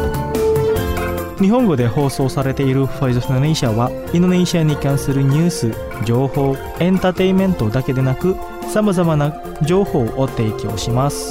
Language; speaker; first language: Japanese; non-native, fluent; Indonesian